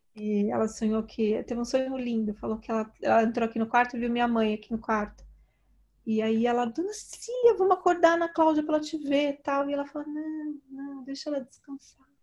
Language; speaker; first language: Portuguese; native; Portuguese